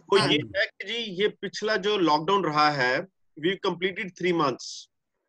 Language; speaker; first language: Hindi; native; Hindi